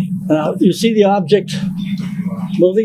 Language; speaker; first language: English; native; English